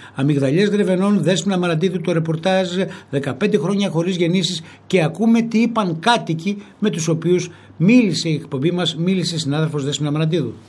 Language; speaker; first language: Greek; native; Greek